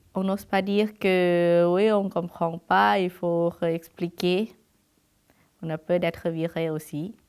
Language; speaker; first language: French; non-native, fluent; Thai